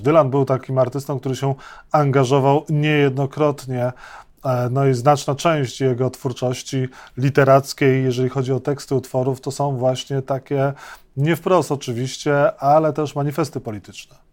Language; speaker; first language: Polish; native; Polish